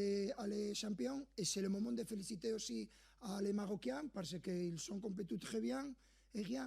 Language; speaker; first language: French; non-native, fluent; Spanish